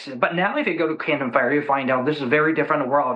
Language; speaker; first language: English; non-native, fluent; Chinese